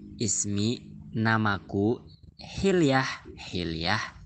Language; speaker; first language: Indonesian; native; Indonesian